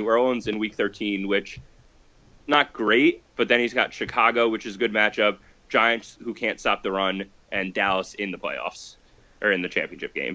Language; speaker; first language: English; native; English